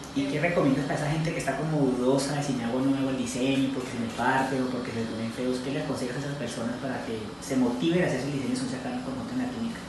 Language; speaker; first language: Spanish; native; Spanish